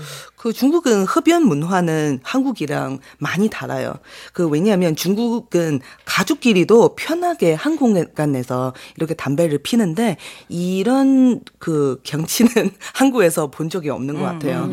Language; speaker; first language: Korean; non-native, fluent; Chinese